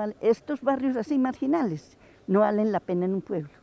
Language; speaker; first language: Spanish; native; Spanish